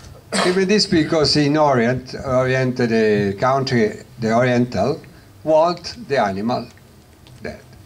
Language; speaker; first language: English; non-native, learner; Italian